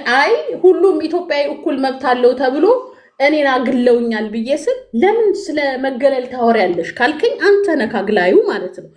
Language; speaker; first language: Amharic; native; Amharic